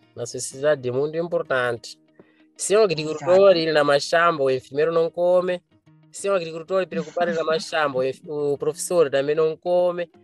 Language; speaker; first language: Portuguese; non-native, local second language; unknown